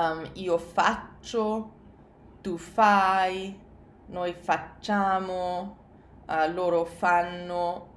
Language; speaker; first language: Italian; non-native, fluent; English